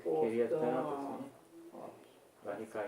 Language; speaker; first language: Portuguese; native; Portuguese